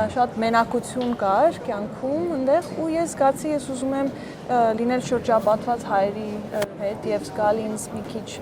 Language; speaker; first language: Armenian; early bilingual, heritage; Armenian